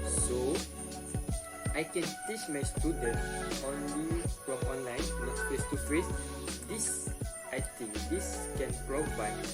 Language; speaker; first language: English; non-native, local second language; Malay